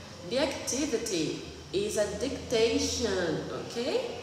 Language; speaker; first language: English; non-native, fluent; Portuguese